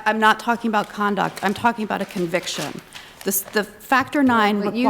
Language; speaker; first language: English; native; English